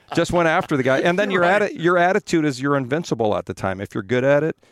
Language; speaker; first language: English; native; English